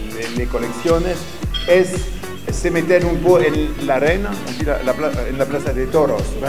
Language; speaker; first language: Spanish; non-native, learner; French